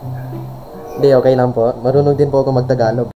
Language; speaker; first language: Filipino; early bilingual, heritage; Filipino